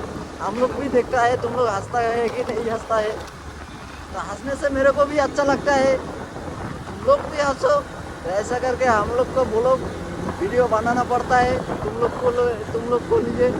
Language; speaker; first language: Hindi; non-native, learner; Bangla